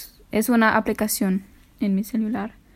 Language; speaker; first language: Spanish; non-native, fluent; English